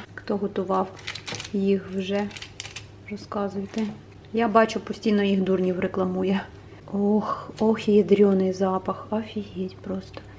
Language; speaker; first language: Ukrainian; non-native, local second language; Russian